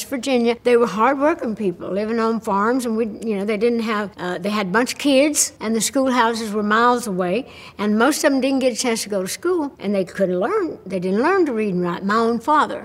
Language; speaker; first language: English; native; English